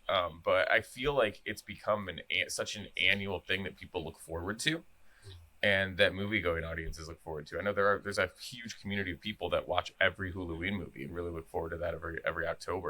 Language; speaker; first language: English; native; English